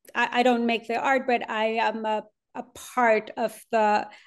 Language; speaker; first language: English; non-native, fluent; Spanish